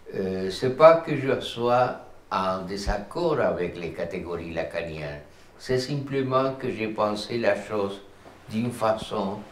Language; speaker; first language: French; non-native, fluent; Spanish